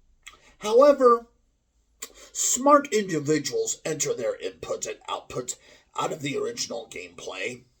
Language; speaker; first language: English; native; English